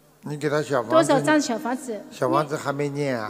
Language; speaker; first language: Chinese; native; Chinese